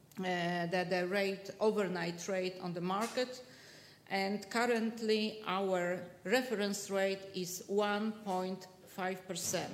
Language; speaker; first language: English; non-native, fluent; Polish